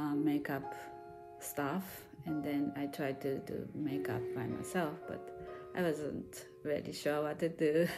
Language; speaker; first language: English; non-native, fluent; Japanese